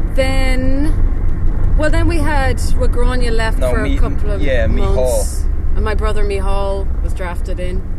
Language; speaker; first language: English; native; English